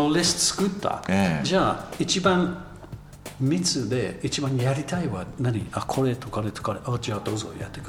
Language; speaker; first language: Japanese; non-native, learner; English